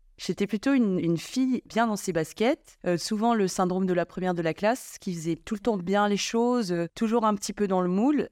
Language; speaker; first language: French; non-native, local second language; Malagasy